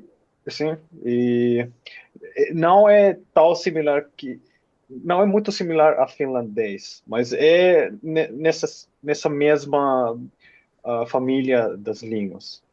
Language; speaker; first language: Portuguese; non-native, fluent; Finnish